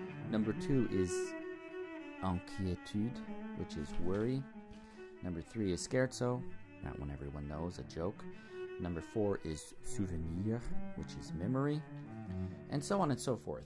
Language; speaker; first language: English; native; English